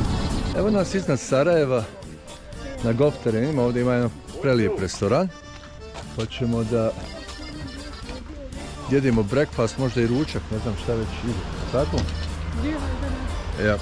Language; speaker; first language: Croatian; native; Croatian